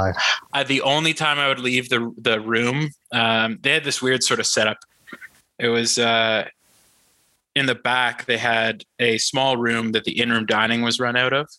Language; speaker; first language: English; native; English